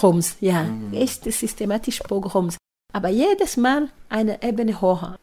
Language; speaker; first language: German; non-native, fluent; Kinyarwanda